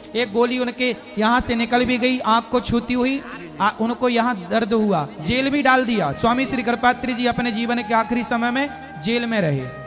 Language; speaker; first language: Hindi; native; Hindi